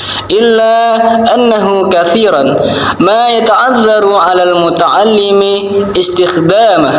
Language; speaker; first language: Arabic; non-native, learner; Indonesian